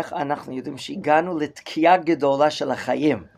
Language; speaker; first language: Hebrew; non-native, fluent; English